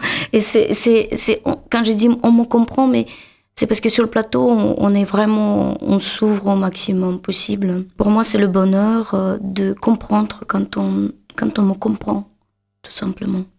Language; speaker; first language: French; non-native, fluent; Uzbek